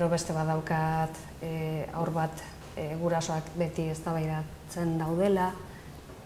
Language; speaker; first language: Basque; non-native, local second language; Spanish